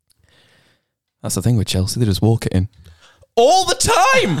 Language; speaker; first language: English; native; English